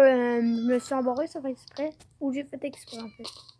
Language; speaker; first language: French; native; French